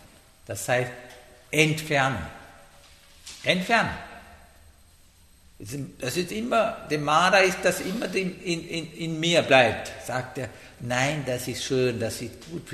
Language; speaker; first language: German; non-native, learner; Sinhala